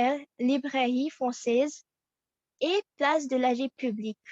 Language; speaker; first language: French; non-native, fluent; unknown